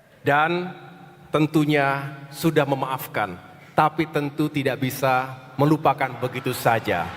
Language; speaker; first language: Indonesian; native; Indonesian